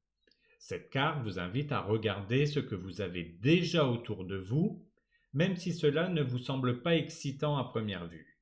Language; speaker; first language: French; native; French